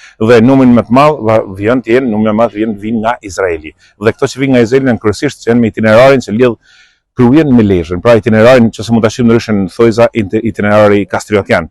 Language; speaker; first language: Albanian; native; Albanian